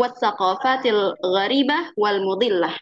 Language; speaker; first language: Arabic; non-native, learner; Indonesian